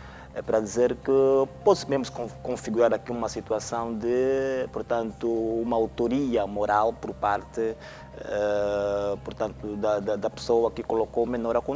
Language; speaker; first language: Portuguese; native; Portuguese